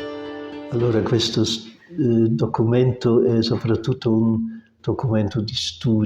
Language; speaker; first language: Italian; non-native, local second language; German